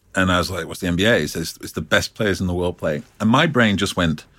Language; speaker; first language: English; native; English